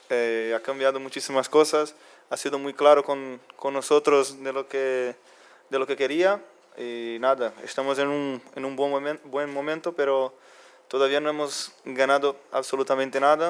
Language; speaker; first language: Spanish; non-native, fluent; Portuguese